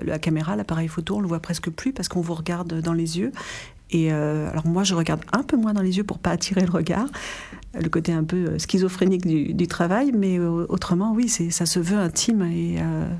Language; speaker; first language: French; native; French